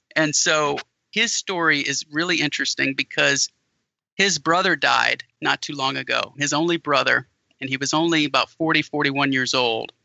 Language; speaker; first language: English; native; English